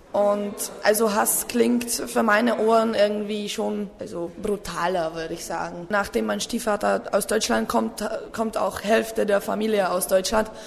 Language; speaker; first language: German; early bilingual, other home language; Czech